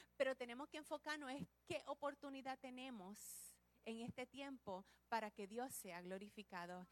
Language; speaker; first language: Spanish; early bilingual, heritage; Spanish